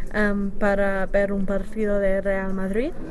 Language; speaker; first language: Spanish; non-native, learner; English